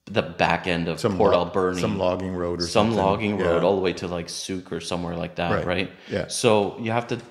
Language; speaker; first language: English; native; English